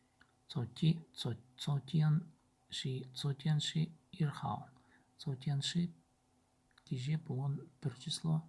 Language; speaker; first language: Chinese; non-native, learner; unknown